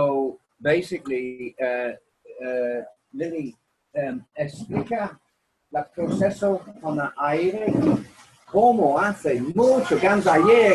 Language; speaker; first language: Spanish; non-native, learner; English